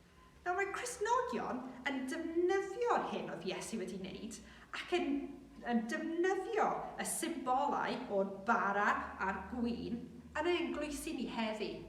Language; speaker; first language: Welsh; non-native, local second language; English